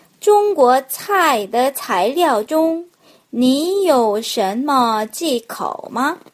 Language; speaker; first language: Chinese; non-native, fluent; Korean